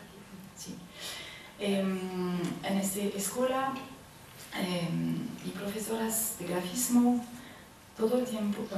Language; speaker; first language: Spanish; non-native, learner; French